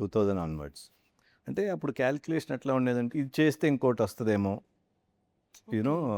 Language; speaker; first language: Telugu; native; Telugu